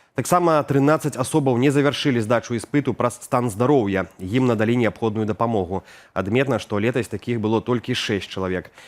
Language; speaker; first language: Belarusian; native; Belarusian